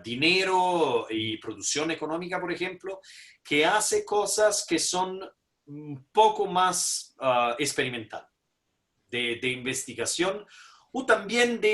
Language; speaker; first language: Spanish; non-native, fluent; Italian